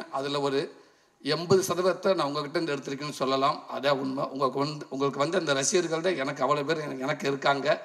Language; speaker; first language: Tamil; native; Tamil